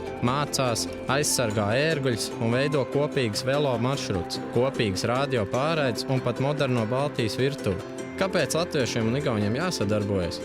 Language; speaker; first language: Latvian; native; Latvian